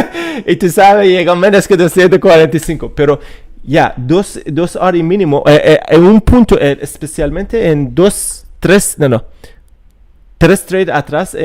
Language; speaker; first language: Spanish; non-native, fluent; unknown